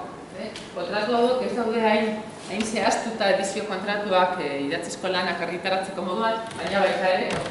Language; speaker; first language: Basque; native; Basque